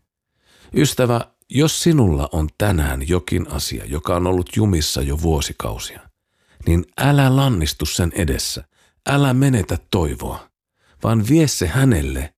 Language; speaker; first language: Finnish; native; Finnish